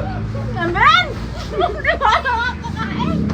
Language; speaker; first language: Filipino; native; Filipino